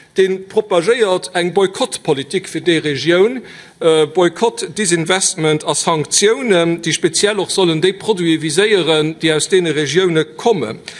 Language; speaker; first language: Luxembourgish; native; Luxembourgish